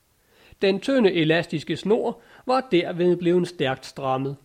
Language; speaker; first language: Danish; native; Danish